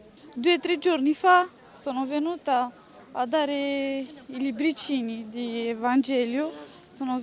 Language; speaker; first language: Italian; non-native, fluent; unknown